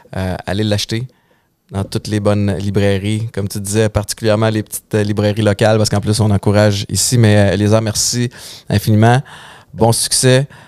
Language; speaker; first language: French; native; French